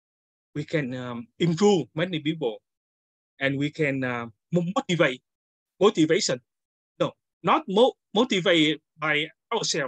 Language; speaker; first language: English; non-native, learner; Vietnamese